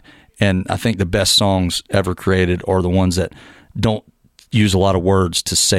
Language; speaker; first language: English; native; English